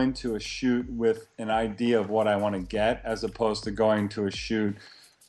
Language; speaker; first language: English; native; English